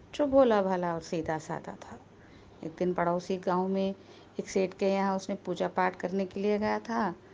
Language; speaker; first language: Hindi; non-native, local second language; Telugu